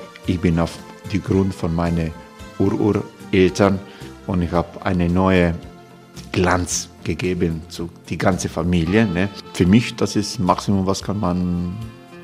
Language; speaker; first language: German; non-native, fluent; Croatian